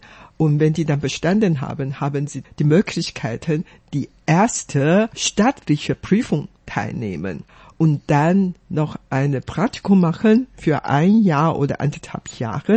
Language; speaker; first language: German; non-native, fluent; Chinese